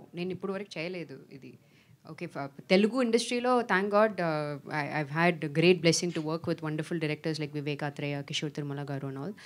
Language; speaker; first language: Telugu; non-native, fluent; Tamil